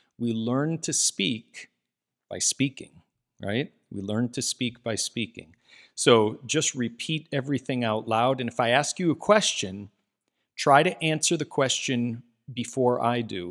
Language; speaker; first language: English; native; English